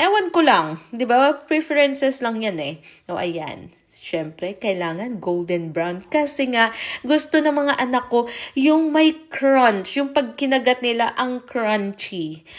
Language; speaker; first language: Filipino; non-native, local second language; Hiligaynon